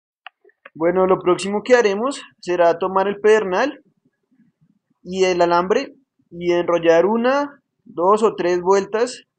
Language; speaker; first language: Spanish; native; Spanish